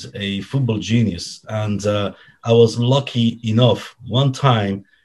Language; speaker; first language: English; non-native, fluent; Italian